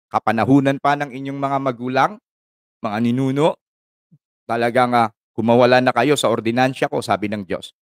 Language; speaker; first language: Filipino; non-native, local second language; Iloko